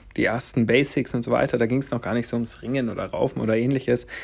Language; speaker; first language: German; native; German